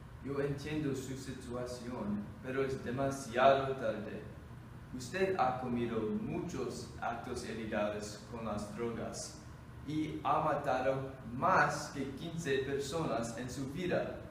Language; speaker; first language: Spanish; non-native, learner; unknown